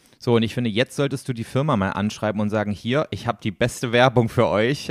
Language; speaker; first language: German; native; German